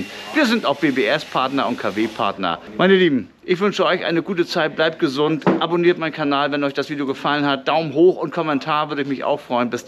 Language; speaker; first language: German; native; German